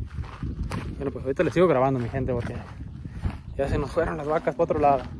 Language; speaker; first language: Spanish; native; Spanish